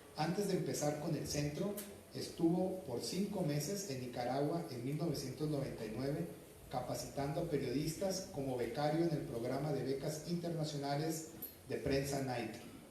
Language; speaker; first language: Spanish; native; Spanish